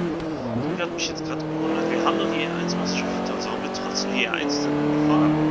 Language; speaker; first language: German; native; German